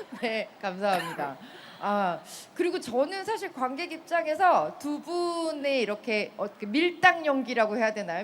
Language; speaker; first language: Korean; native; Korean